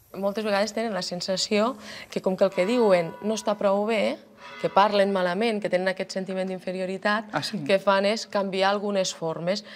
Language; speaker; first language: Catalan; native; Catalan